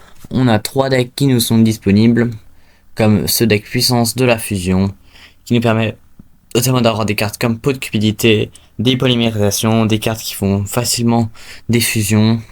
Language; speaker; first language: French; native; French